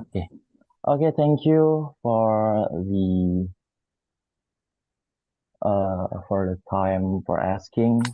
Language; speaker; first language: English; non-native, learner; Indonesian